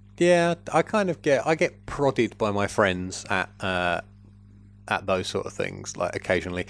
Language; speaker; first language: English; native; English